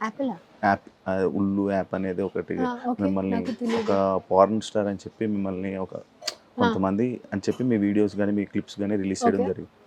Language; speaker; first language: Telugu; native; Telugu